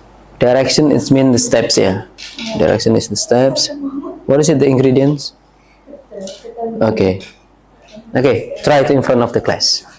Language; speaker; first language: English; non-native, learner; Indonesian